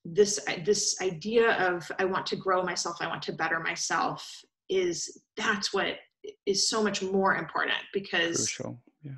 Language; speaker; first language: English; native; English